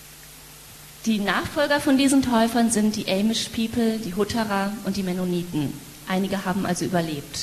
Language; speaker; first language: German; native; German